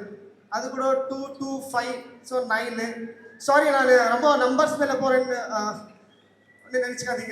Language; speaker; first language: Tamil; non-native, local second language; Kannada